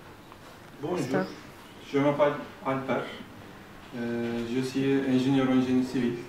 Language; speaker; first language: French; non-native, learner; Turkish